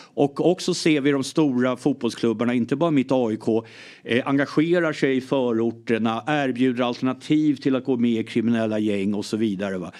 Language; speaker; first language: Swedish; early bilingual, other home language; English